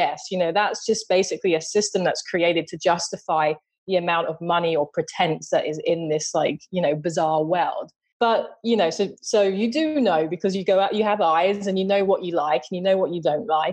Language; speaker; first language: English; native; English